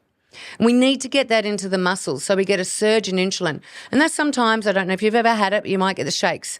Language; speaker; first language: English; native; English